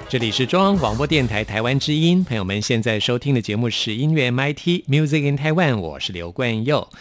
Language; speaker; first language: Chinese; native; Chinese